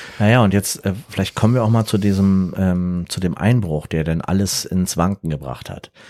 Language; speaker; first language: German; native; German